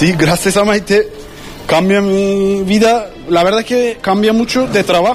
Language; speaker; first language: Spanish; non-native, learner; Turkish